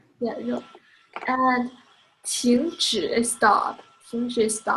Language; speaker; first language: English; non-native, fluent; Chinese